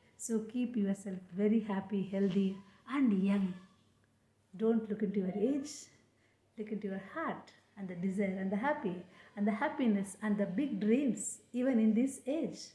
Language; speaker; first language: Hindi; non-native, local second language; Kannada